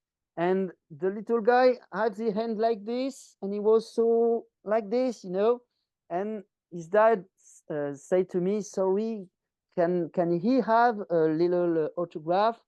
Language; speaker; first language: English; non-native, learner; French